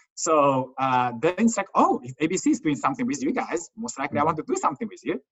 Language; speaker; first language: English; non-native, fluent; Chinese